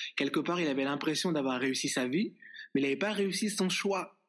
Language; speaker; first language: French; native; French